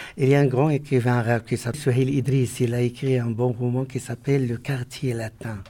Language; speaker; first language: French; non-native, local second language; Arabic